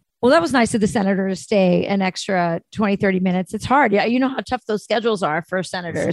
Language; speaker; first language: English; native; English